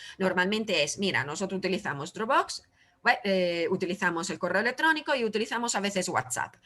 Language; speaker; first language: Spanish; non-native, fluent; Italian